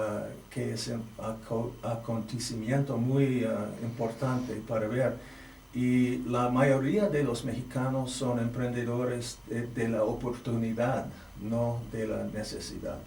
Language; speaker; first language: Spanish; non-native, fluent; English